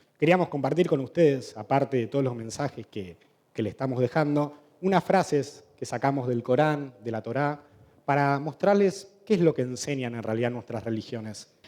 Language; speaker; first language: Spanish; native; Spanish